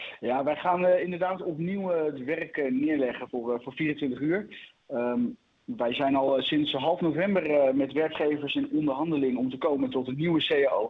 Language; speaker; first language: Dutch; native; Dutch